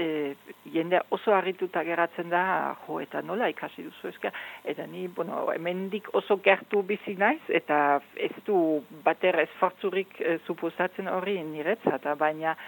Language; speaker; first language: Basque; non-native, fluent; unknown